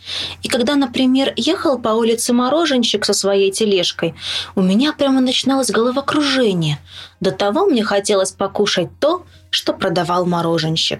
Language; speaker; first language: Russian; native; Russian